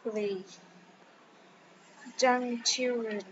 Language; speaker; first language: English; non-native, learner; Vietnamese